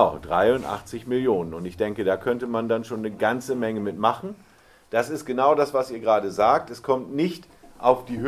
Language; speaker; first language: German; native; German